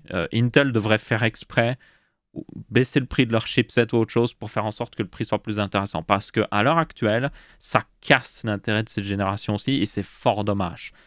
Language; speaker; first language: French; native; French